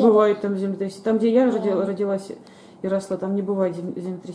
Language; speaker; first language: Russian; native; Russian